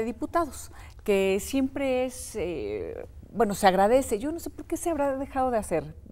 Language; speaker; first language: Spanish; native; Spanish